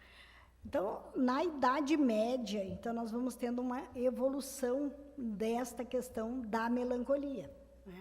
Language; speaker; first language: Portuguese; native; Portuguese